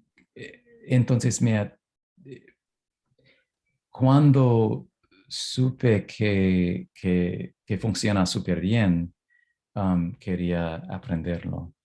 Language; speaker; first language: Spanish; non-native, fluent; English